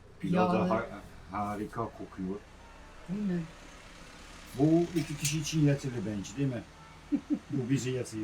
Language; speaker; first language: Turkish; non-native, fluent; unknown